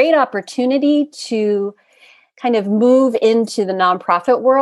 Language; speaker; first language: English; native; English